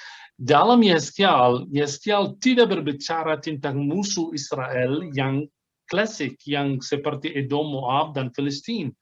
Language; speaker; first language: Indonesian; non-native, fluent; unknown